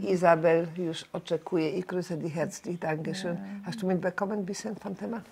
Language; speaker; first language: German; non-native, learner; Polish